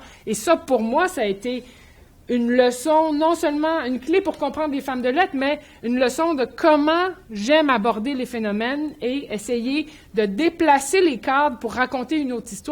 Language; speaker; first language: French; native; French